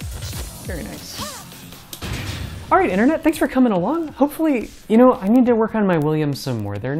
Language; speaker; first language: English; native; English